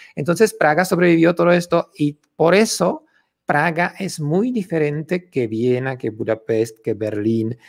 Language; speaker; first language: Spanish; non-native, fluent; Czech